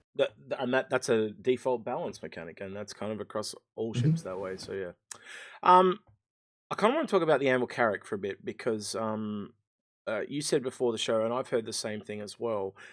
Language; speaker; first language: English; native; English